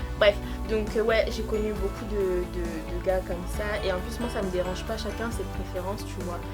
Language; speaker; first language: French; native; French